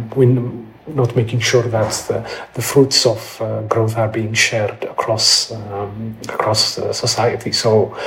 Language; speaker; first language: English; non-native, fluent; Amharic